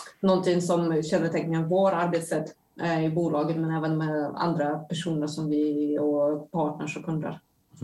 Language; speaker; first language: Swedish; non-native, fluent; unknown